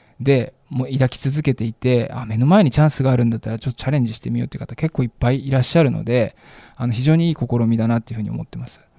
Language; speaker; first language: Japanese; native; Japanese